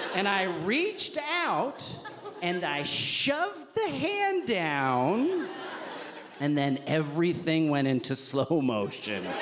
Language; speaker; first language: English; native; English